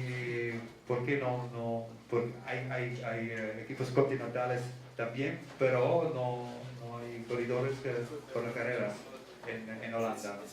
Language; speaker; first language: Spanish; non-native, learner; Italian